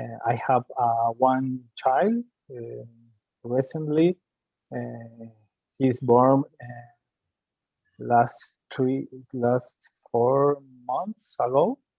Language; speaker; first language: English; non-native, learner; Spanish